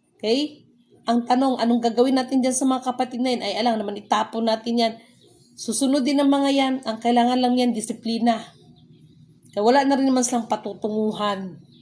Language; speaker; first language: Filipino; non-native, local second language; Cebuano